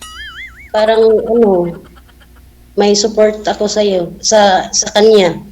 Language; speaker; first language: Filipino; non-native, local second language; Cebuano